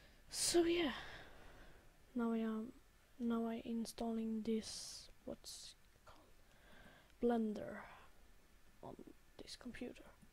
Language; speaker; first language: English; non-native, learner; Swedish